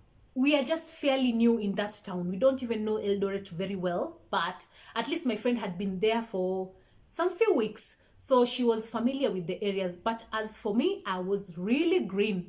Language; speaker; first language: English; non-native, local second language; Swahili